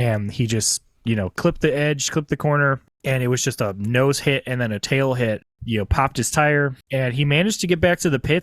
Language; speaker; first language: English; native; English